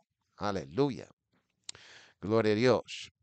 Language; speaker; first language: Spanish; non-native, fluent; English